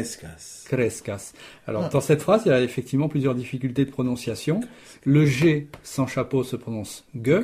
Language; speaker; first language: French; native; French